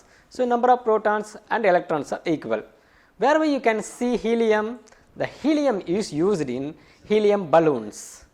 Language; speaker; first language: English; non-native, local second language; Tamil